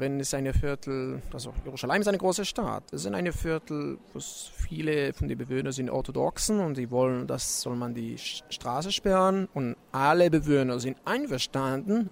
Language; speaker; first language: German; non-native, learner; Hebrew